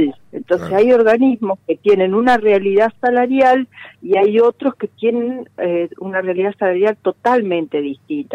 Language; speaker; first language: Spanish; native; Spanish